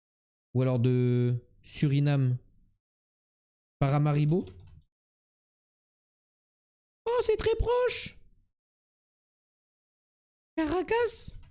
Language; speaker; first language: French; native; French